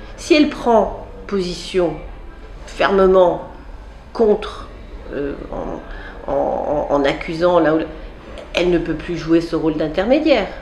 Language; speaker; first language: French; native; French